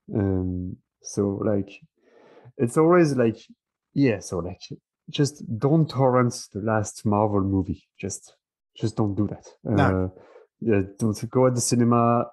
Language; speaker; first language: English; non-native, fluent; French